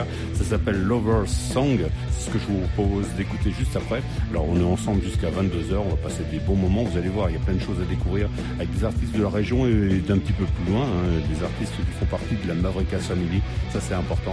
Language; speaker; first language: French; native; French